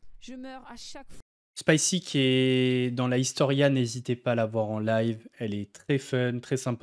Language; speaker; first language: French; native; French